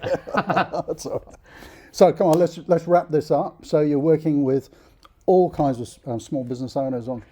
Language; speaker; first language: English; native; English